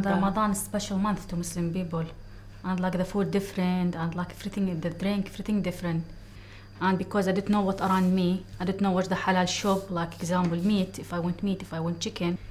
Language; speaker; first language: English; non-native, learner; Arabic